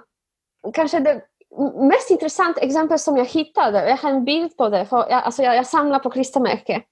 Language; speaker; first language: Swedish; non-native, fluent; Polish